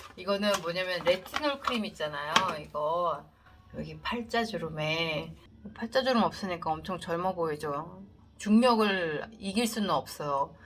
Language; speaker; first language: Korean; native; Korean